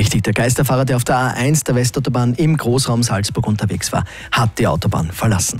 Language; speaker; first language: German; native; German